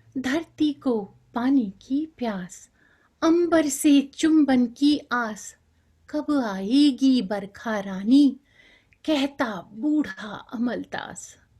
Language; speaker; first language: Hindi; non-native, local second language; Bangla